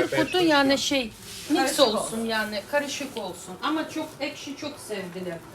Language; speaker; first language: Turkish; non-native, fluent; Russian